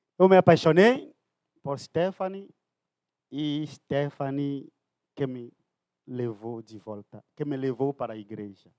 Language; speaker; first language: Portuguese; non-native, fluent; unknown